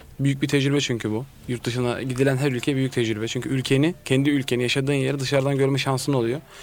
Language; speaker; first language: Turkish; native; Turkish